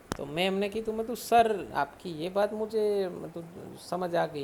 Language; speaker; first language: Hindi; non-native, local second language; Gujarati